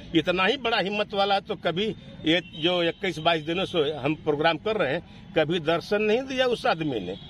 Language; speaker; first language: Hindi; native; Hindi